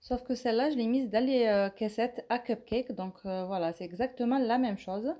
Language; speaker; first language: French; non-native, local second language; Arabic